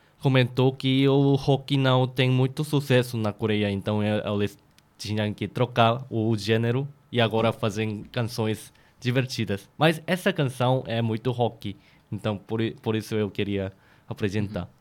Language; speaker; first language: Portuguese; non-native, fluent; Korean